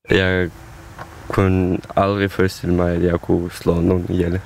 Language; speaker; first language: Danish; non-native, fluent; Ukrainian